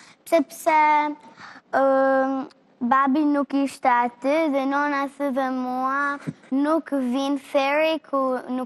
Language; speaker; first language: Albanian; early bilingual, heritage; Albanian